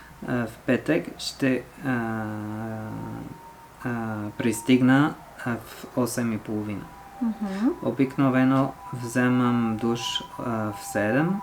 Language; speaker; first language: Bulgarian; non-native, learner; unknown